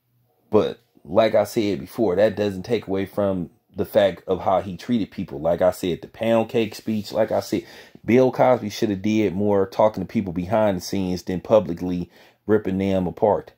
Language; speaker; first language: English; native; English